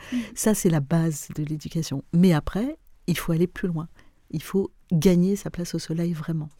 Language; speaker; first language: French; non-native, local second language; Arabic